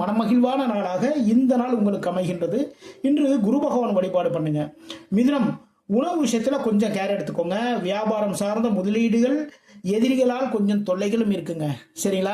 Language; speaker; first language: Tamil; native; Tamil